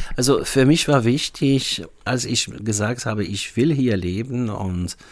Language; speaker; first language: German; non-native, fluent; Arabic